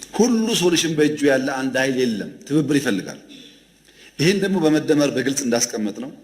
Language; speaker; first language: Amharic; non-native, local second language; Oromo